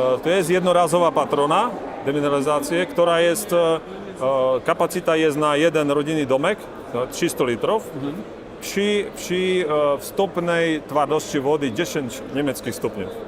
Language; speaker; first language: Polish; non-native, learner; Slovak